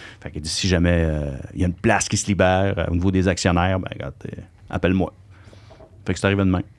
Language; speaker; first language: French; native; French